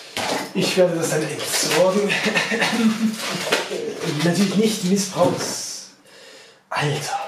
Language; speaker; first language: German; native; German